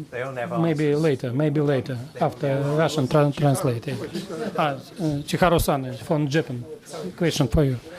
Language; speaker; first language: English; non-native, learner; Russian